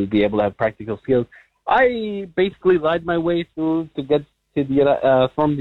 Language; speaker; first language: English; non-native, fluent; Spanish